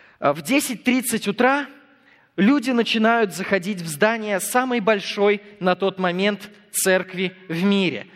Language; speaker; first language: Russian; non-native, fluent; English